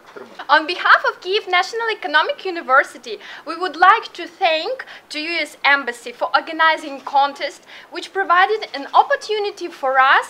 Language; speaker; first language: English; non-native, fluent; Russian